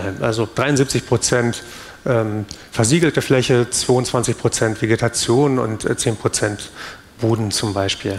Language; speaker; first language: German; native; German